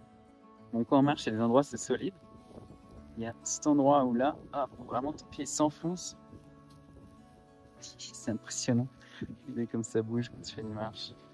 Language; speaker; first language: French; native; French